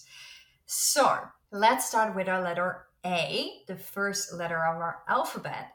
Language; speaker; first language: English; non-native, fluent; Dutch